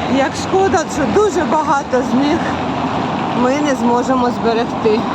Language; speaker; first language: Ukrainian; native; Ukrainian